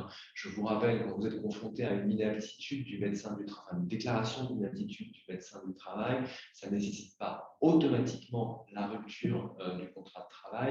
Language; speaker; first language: French; native; French